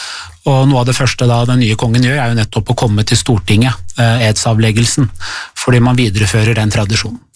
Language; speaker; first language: Norwegian; native; Norwegian